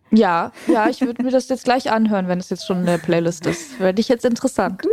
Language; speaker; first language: German; native; German